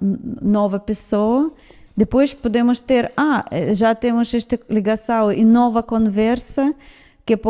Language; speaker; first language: Portuguese; non-native, fluent; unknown